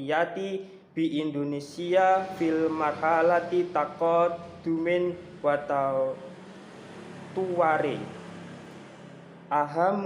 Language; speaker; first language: Arabic; non-native, learner; Indonesian